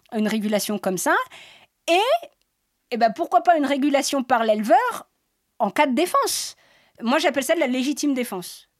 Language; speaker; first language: French; native; French